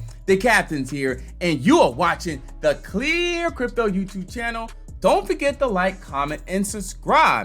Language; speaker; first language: English; native; English